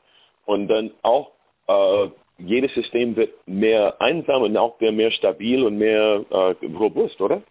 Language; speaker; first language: German; non-native, learner; English